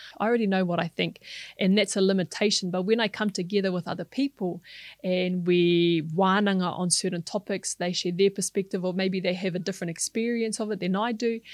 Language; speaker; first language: English; non-native, local second language; Māori